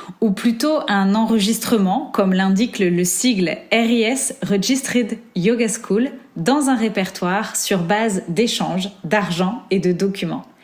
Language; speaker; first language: French; native; French